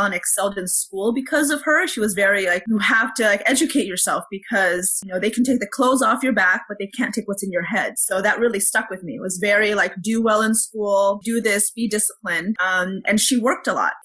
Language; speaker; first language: English; early bilingual, other home language; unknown